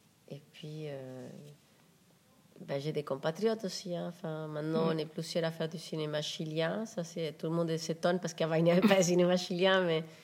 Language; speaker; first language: French; non-native, fluent; Spanish